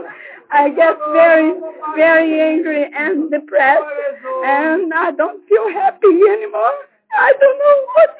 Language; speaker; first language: English; non-native, fluent; Dutch